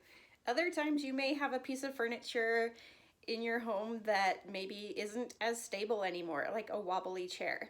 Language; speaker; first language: English; native; English